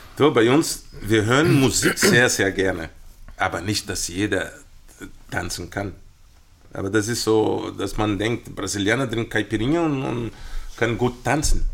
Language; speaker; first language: German; non-native, fluent; Portuguese